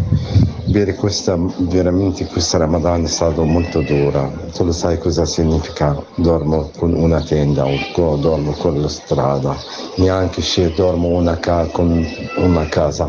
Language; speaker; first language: Italian; non-native, learner; Arabic